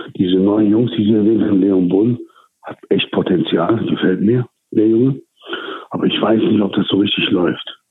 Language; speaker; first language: German; early bilingual, other home language; Turkish